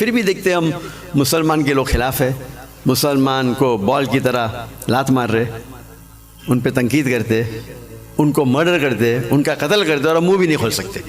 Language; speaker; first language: Urdu; non-native, local second language; English